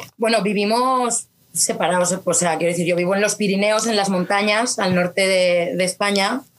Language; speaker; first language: Spanish; native; Spanish